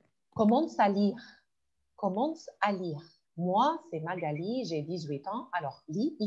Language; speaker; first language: French; non-native, fluent; Arabic